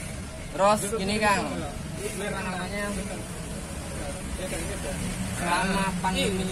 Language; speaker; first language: Indonesian; native; Indonesian